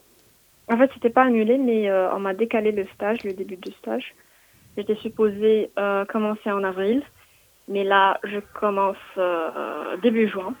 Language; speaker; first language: French; non-native, local second language; Arabic